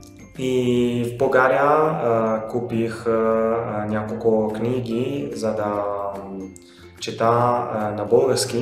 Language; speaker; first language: Bulgarian; non-native, learner; Italian